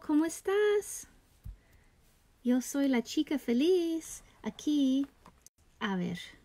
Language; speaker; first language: Spanish; non-native, learner; English